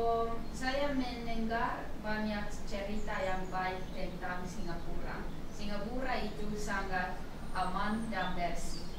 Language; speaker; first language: Indonesian; non-native, learner; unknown